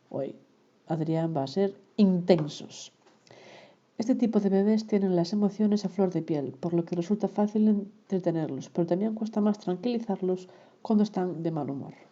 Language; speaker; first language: Spanish; non-native, local second language; Galician